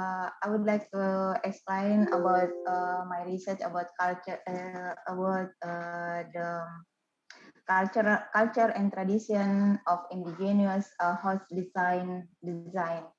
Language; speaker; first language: English; non-native, learner; Indonesian